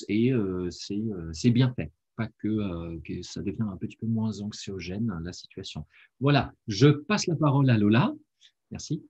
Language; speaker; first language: French; non-native, fluent; German